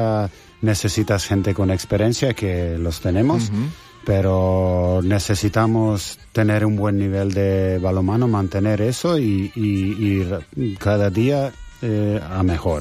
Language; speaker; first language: Spanish; non-native, fluent; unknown